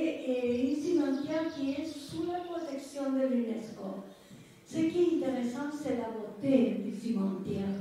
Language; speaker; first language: French; non-native, fluent; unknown